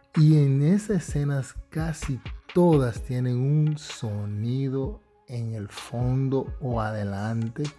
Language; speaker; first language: Spanish; early bilingual, heritage; Spanish